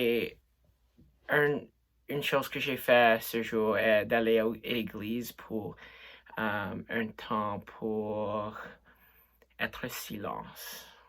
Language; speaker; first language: French; non-native, local second language; English